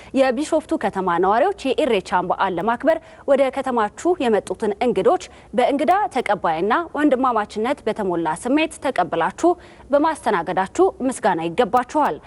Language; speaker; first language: Amharic; native; Amharic